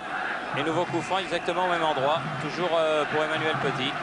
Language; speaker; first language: French; native; French